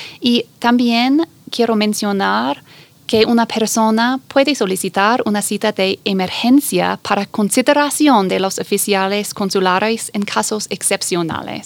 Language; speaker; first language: Spanish; non-native, fluent; English